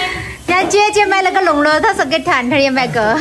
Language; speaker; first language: Chinese; native; Chinese